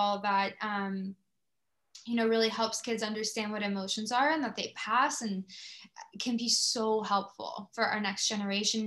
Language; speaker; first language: English; native; English